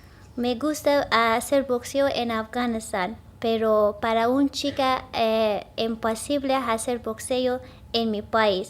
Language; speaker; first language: Spanish; non-native, learner; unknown